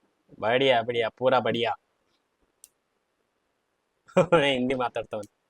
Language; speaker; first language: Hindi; non-native, local second language; Kannada